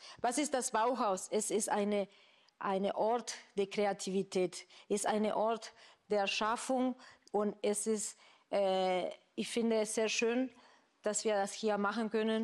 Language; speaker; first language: German; non-native, fluent; Spanish